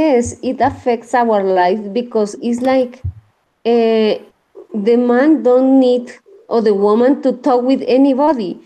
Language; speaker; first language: English; non-native, learner; Spanish